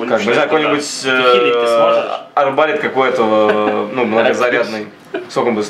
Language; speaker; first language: Russian; native; Russian